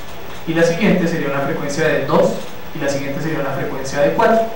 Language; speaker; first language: Spanish; native; Spanish